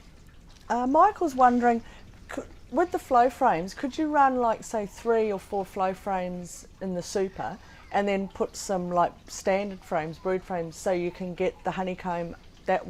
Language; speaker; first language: English; native; English